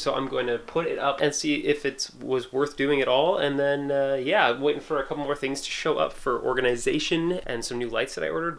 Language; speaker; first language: English; native; English